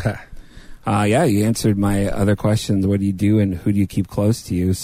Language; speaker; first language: English; native; English